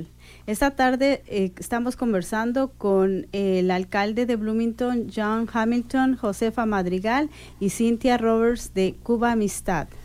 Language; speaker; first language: Spanish; native; Spanish